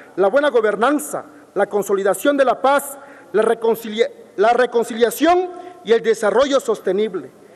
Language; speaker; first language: Spanish; non-native, local second language; Zapotec